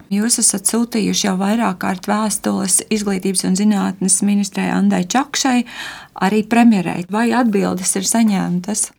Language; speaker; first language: Latvian; native; Latvian